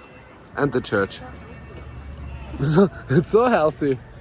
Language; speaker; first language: English; non-native, fluent; German